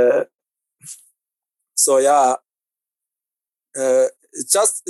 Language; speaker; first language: English; non-native, local second language; Zulu